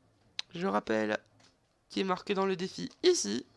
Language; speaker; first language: French; native; French